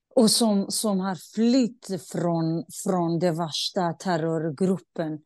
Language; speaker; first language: Swedish; non-native, fluent; Kurdish